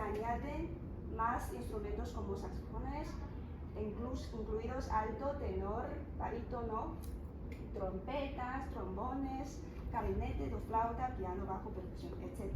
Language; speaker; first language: Spanish; non-native, fluent; Chinese